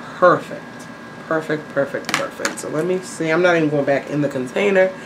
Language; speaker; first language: English; native; English